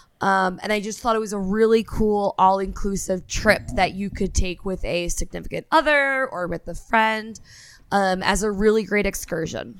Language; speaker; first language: English; native; English